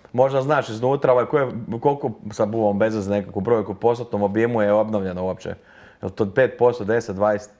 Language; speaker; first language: Croatian; native; Croatian